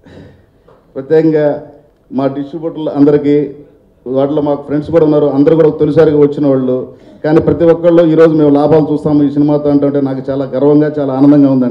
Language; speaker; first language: Telugu; native; Telugu